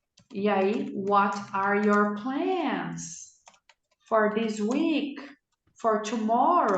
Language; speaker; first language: English; non-native, fluent; Portuguese